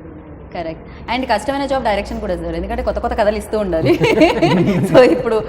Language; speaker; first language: Telugu; native; Telugu